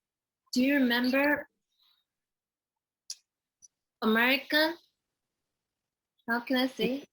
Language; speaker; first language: English; non-native, fluent; Korean